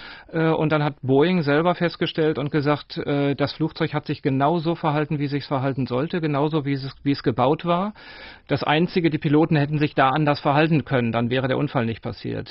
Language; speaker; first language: German; native; German